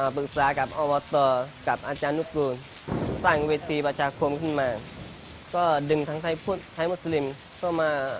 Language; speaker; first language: Thai; non-native, local second language; Malay